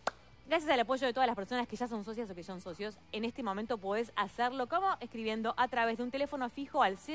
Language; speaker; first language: Spanish; native; Spanish